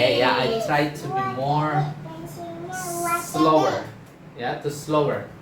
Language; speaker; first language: English; non-native, fluent; Indonesian